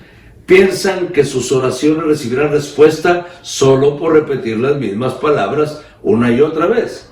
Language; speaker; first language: Spanish; native; Spanish